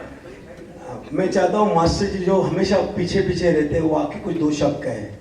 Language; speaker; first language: Hindi; native; Hindi